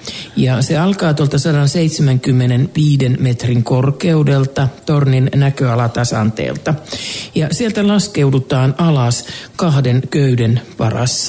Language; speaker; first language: Finnish; native; Finnish